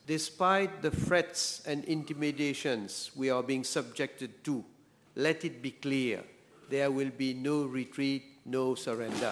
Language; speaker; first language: English; non-native, local second language; Morisyen